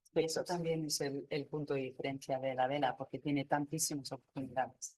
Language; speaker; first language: Spanish; non-native, fluent; English